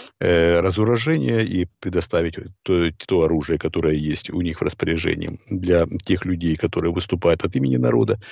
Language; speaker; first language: Russian; native; Russian